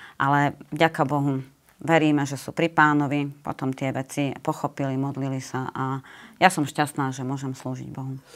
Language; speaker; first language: Slovak; native; Slovak